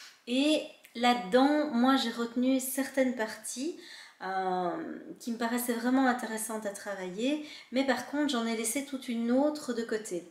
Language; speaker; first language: French; native; French